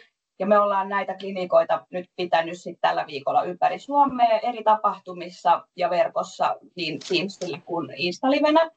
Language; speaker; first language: Finnish; native; Finnish